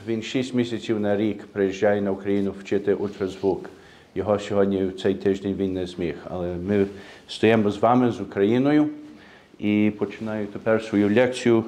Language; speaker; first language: Ukrainian; early bilingual, heritage; Ukrainian